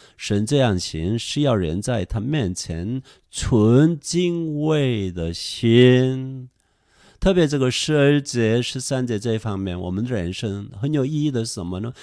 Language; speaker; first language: Chinese; non-native, fluent; Korean